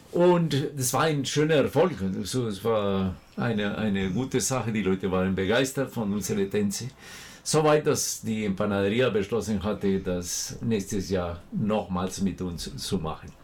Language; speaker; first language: German; non-native, fluent; Spanish